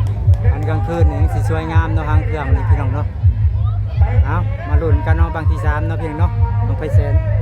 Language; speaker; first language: Thai; non-native, local second language; Lao